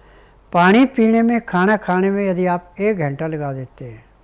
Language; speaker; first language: Hindi; native; Hindi